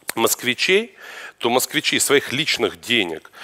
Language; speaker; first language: Russian; native; Russian